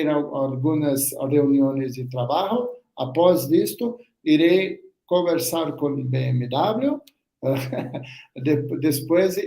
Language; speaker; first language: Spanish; non-native, learner; Portuguese